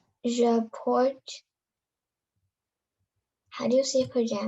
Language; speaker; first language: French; non-native, learner; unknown